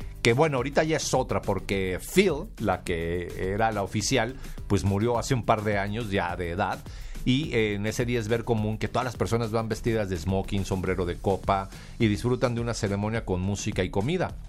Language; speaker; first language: Spanish; native; Spanish